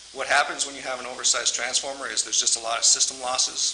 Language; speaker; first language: English; native; English